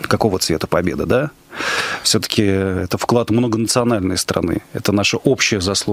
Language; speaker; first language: Russian; native; Russian